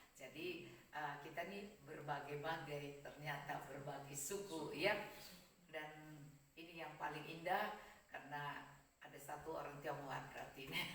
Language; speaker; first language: Indonesian; native; Indonesian